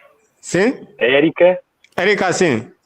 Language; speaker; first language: Portuguese; non-native, fluent; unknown